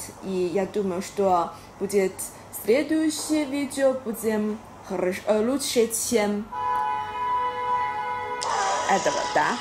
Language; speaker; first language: Russian; non-native, learner; Chinese